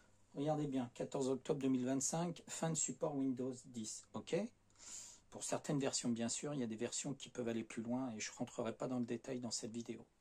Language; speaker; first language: French; native; French